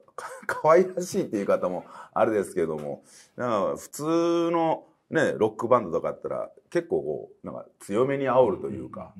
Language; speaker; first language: Japanese; native; Japanese